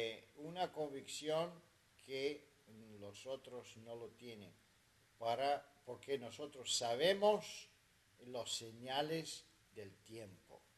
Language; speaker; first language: Spanish; non-native, fluent; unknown